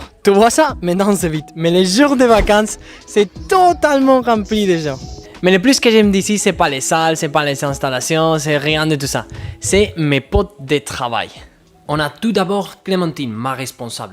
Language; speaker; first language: French; non-native, fluent; Spanish